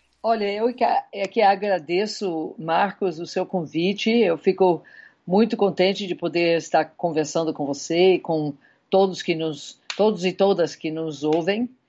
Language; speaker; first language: Portuguese; non-native, fluent; English